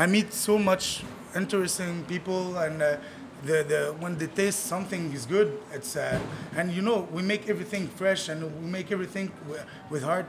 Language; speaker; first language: English; non-native, fluent; Arabic